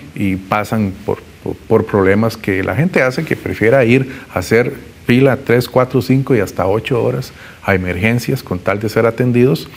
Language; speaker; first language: Spanish; native; Spanish